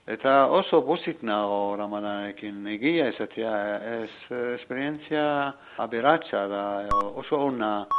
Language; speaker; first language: Basque; non-native, learner; Arabic